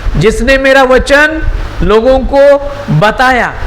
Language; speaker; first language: Hindi; non-native, local second language; Marathi